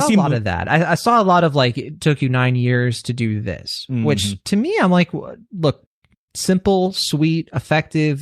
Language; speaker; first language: English; native; English